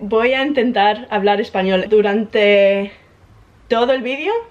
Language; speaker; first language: Spanish; early bilingual, heritage; English